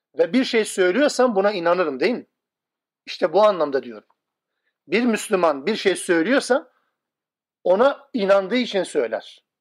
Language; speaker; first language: Turkish; non-native, local second language; Kurdish